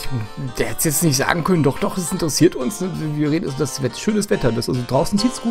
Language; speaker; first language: German; native; German